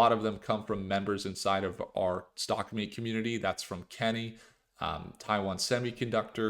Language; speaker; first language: English; native; English